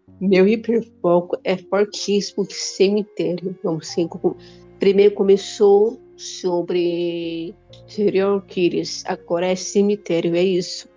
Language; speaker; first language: Portuguese; non-native, local second language; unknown